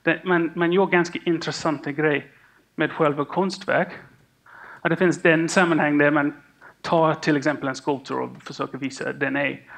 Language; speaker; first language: Swedish; non-native, fluent; English